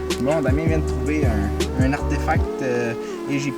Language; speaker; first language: French; native; French